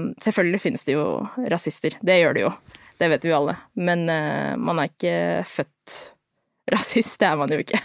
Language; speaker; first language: Norwegian; early bilingual, other home language; Filipino